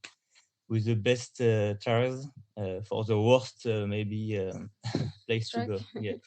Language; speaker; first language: English; non-native, learner; French